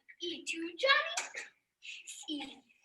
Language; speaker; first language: Spanish; non-native, learner; English